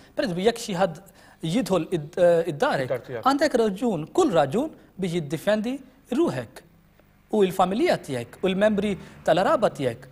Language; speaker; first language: Maltese; non-native, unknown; Urdu